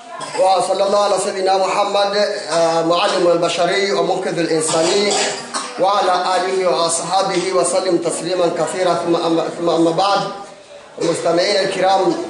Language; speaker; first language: Arabic; non-native, local second language; Comorian